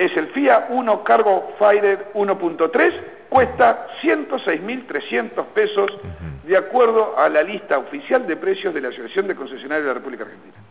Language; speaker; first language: Spanish; native; Spanish